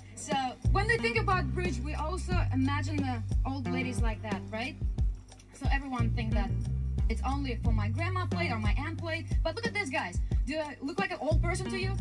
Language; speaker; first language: English; non-native, learner; Russian